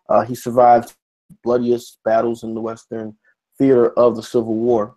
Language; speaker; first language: English; native; English